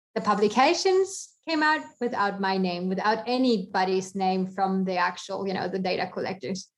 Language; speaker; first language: English; non-native, fluent; German